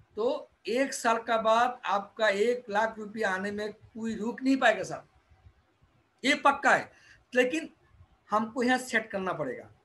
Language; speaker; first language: Hindi; non-native, local second language; Bangla